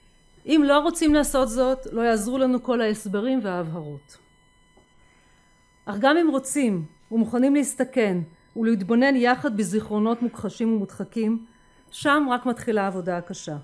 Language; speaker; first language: Hebrew; native; Hebrew